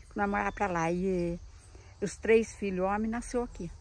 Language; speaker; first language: Portuguese; native; Portuguese